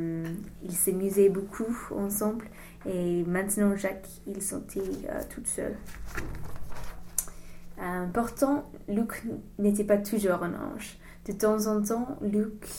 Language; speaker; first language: French; non-native, learner; English